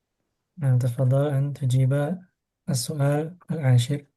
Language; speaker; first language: Arabic; non-native, fluent; Indonesian